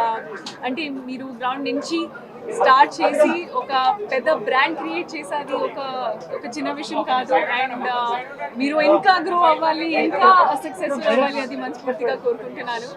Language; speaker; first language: Telugu; non-native, fluent; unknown